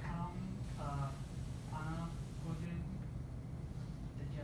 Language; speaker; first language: Arabic; non-native, learner; English